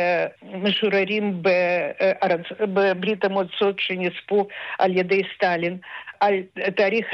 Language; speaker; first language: Hebrew; non-native, fluent; Russian